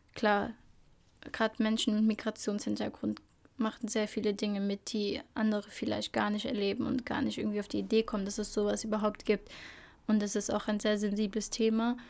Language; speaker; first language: German; early bilingual, other home language; Albanian